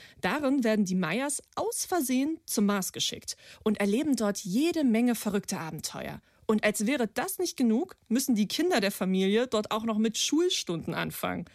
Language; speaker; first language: German; native; German